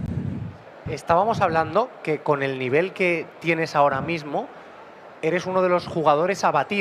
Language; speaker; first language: Spanish; native; Spanish